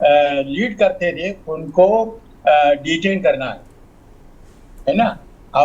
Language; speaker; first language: Hindi; non-native, local second language; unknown